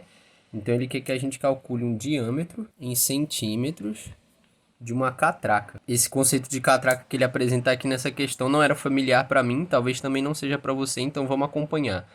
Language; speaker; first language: Portuguese; native; Portuguese